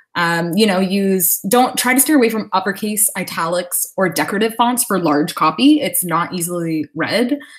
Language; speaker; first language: English; native; English